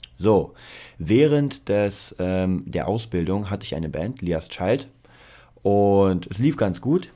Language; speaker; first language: German; early bilingual, other home language; Polish